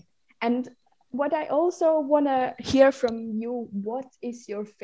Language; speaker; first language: English; non-native, learner; Swiss German